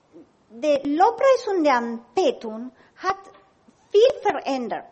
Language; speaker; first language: German; non-native, learner; Spanish